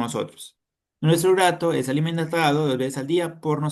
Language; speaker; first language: Spanish; native; Spanish